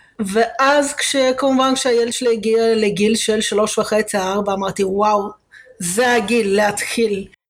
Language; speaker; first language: Hebrew; early bilingual, other home language; Russian